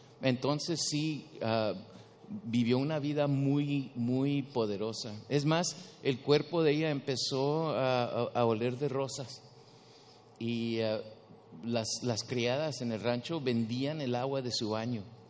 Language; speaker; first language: Spanish; early bilingual, heritage; Spanish